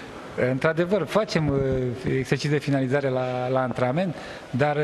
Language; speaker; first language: Romanian; native; Romanian